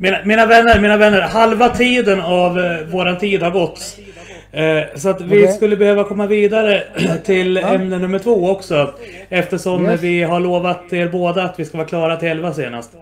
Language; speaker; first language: Swedish; native; Swedish